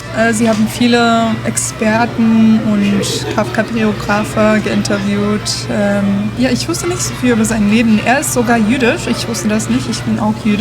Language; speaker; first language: German; non-native, fluent; English